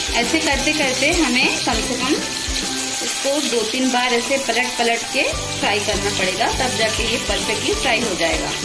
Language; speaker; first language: Hindi; non-native, local second language; Bangla